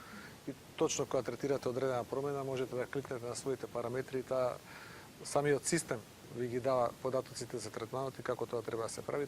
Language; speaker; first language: Macedonian; native; Macedonian